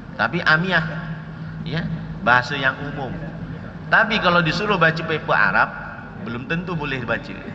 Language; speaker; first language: Malay; native; Malay